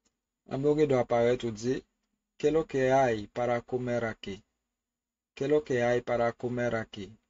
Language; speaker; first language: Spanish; non-native, learner; Haitian Creole